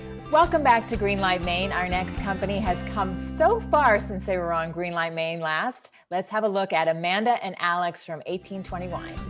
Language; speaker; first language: English; native; English